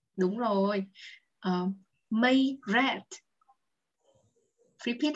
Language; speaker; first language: English; non-native, fluent; Vietnamese